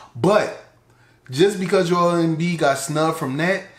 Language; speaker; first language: English; native; English